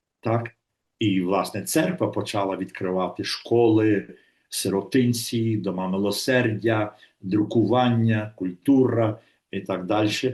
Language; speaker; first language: Ukrainian; native; Ukrainian